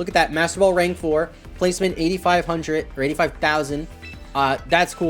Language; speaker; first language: English; native; English